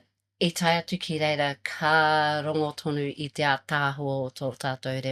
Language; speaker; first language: Māori; non-native, learner; English